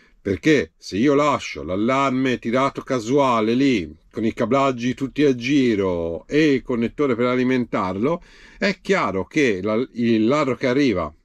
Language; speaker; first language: Italian; native; Italian